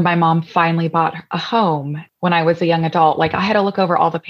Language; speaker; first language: English; native; English